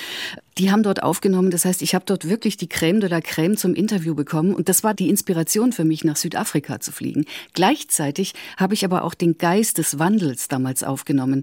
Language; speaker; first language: German; native; German